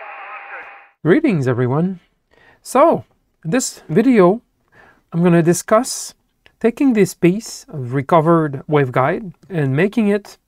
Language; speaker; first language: English; non-native, local second language; French